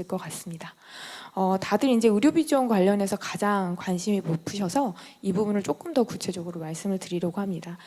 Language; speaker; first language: Korean; native; Korean